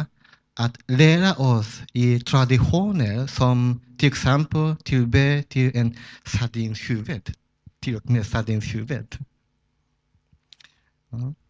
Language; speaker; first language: Swedish; non-native, fluent; Japanese